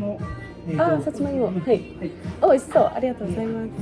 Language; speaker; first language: Japanese; non-native, learner; English